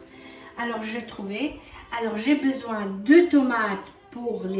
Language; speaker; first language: French; non-native, fluent; Arabic